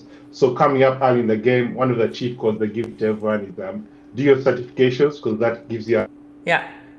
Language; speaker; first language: English; non-native, local second language; Ganda